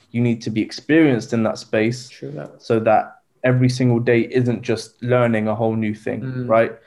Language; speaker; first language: English; native; English